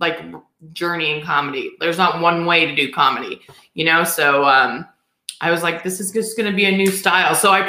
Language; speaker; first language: English; native; English